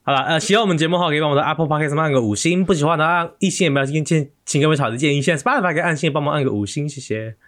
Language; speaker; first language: Chinese; native; Chinese